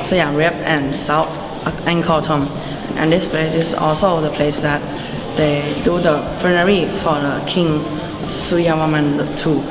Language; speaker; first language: English; non-native, learner; Thai